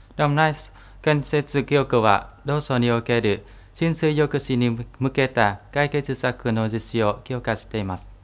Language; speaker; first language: Japanese; non-native, fluent; Vietnamese